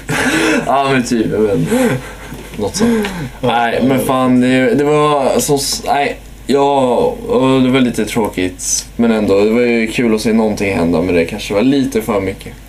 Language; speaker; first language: Swedish; native; Swedish